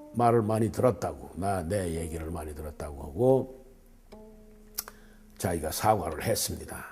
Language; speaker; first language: Korean; native; Korean